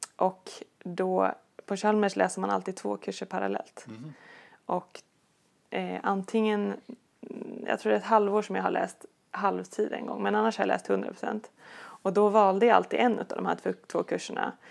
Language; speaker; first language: Swedish; native; Swedish